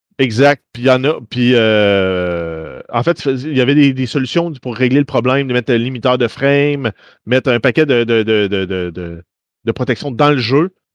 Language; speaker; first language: French; native; French